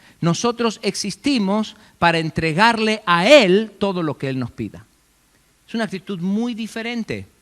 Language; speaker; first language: Spanish; native; Spanish